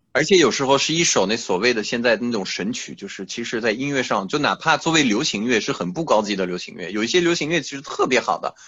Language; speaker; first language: Chinese; non-native, fluent; French